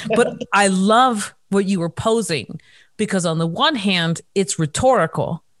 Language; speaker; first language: English; native; English